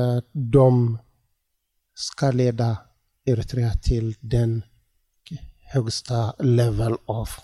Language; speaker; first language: Swedish; non-native, learner; Tigrinya